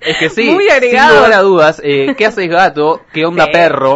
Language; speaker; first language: Spanish; native; Spanish